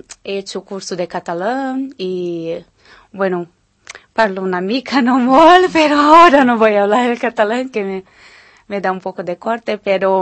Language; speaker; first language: Spanish; non-native, fluent; Portuguese